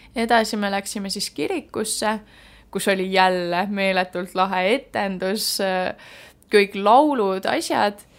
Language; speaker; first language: Estonian; native; Estonian